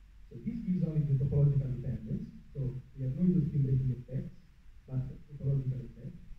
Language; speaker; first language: English; non-native, fluent; Italian